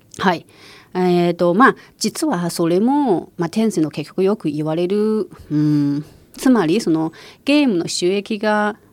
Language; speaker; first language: Japanese; non-native, fluent; Chinese